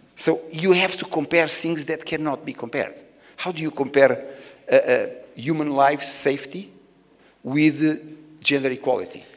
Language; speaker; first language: English; non-native, fluent; Portuguese